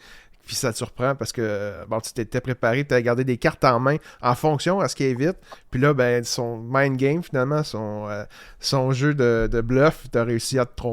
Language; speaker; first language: French; native; French